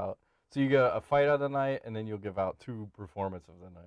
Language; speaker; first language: English; native; English